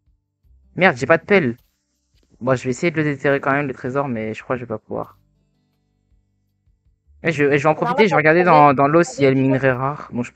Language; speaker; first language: French; native; French